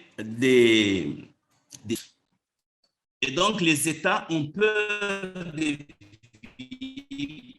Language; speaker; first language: French; non-native, local second language; Rundi